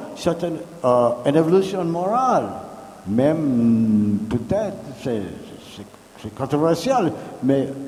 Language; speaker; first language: French; non-native, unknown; English